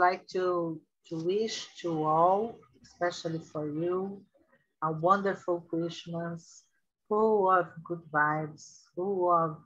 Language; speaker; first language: English; non-native, learner; Portuguese